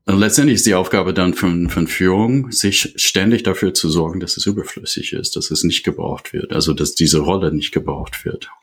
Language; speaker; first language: German; non-native, fluent; English